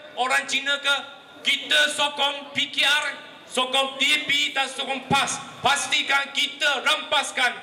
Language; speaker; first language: Malay; non-native, local second language; Chinese